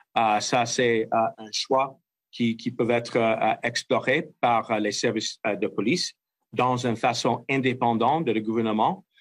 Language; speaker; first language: French; non-native, fluent; English